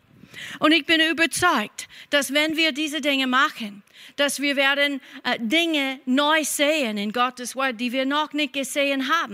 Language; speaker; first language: German; non-native, fluent; English